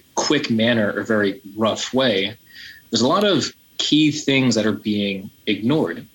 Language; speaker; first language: English; native; English